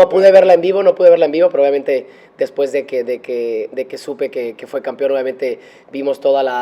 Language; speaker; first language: Spanish; native; Spanish